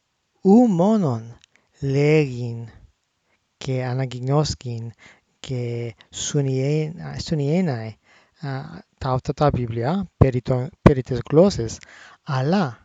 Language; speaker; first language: Greek; non-native, learner; English